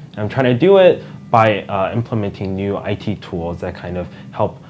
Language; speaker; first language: English; native; English